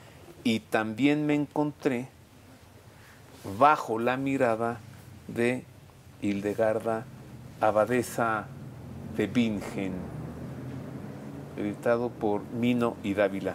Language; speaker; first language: Spanish; native; Spanish